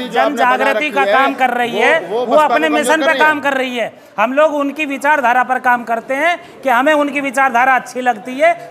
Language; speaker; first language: Hindi; native; Hindi